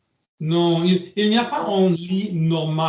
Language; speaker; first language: French; non-native, learner; English